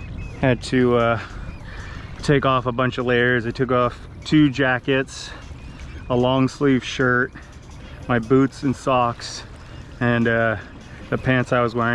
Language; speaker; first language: English; native; English